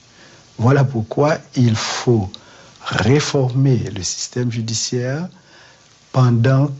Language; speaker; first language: French; non-native, local second language; Haitian Creole